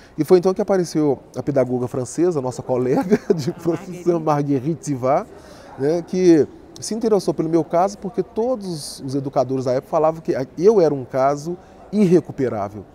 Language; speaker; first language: Portuguese; native; Portuguese